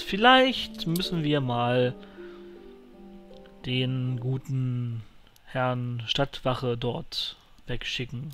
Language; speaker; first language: German; native; German